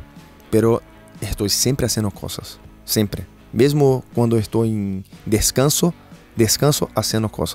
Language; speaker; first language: Spanish; non-native, fluent; Portuguese